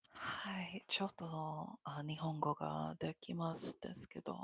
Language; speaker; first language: Japanese; non-native, learner; English